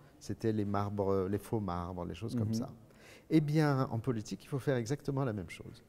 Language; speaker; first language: French; native; French